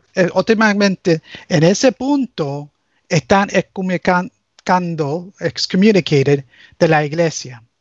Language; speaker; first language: Spanish; early bilingual, heritage; English